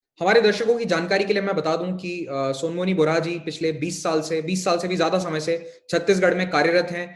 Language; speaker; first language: Hindi; native; Hindi